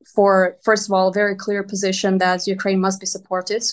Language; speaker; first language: English; non-native, fluent; Ukrainian